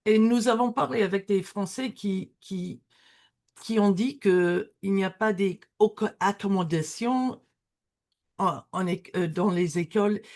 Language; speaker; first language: French; non-native, learner; English